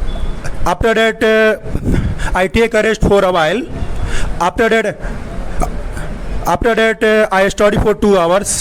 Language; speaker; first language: English; non-native, learner; Hindi